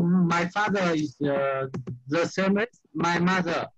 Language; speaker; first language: English; non-native, learner; Vietnamese